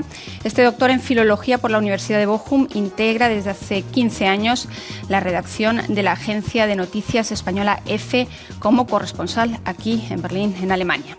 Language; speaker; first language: Spanish; native; Spanish